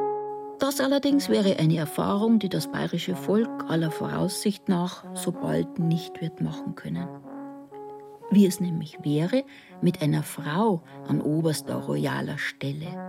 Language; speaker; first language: German; native; German